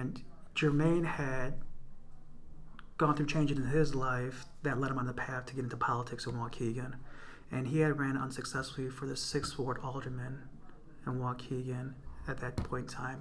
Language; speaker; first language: English; native; English